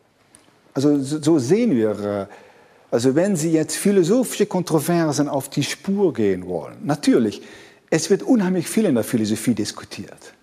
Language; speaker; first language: German; non-native, fluent; Dutch